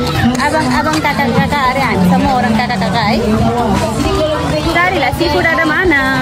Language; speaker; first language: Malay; non-native, learner; Nepali